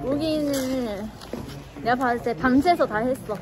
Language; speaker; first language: Korean; non-native, fluent; Thai